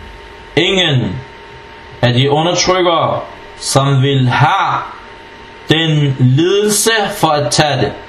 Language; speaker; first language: Danish; non-native, fluent; Arabic